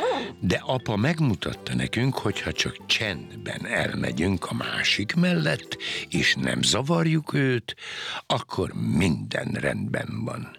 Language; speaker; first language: Hungarian; native; Hungarian